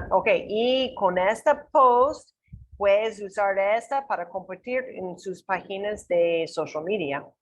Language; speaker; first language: Spanish; non-native, learner; English